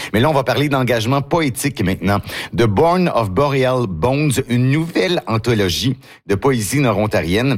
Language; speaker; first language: French; native; French